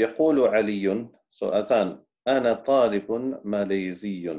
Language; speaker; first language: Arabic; non-native, fluent; English